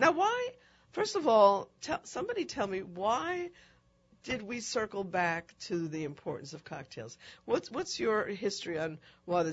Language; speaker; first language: English; native; English